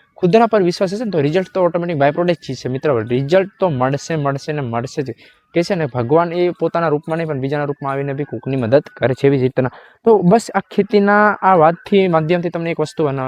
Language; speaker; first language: Gujarati; non-native, local second language; Rathawi